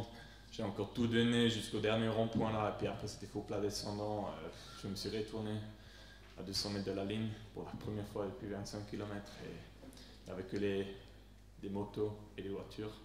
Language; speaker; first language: French; non-native, local second language; Swiss German